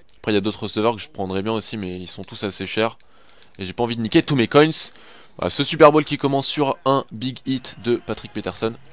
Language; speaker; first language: French; native; French